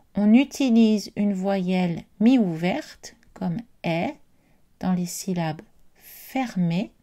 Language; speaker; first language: French; native; French